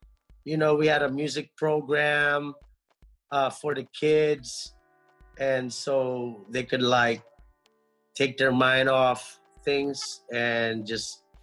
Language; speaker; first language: English; non-native, local second language; Pampanga